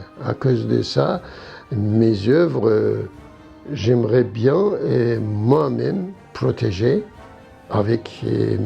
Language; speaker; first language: French; non-native, learner; Turkish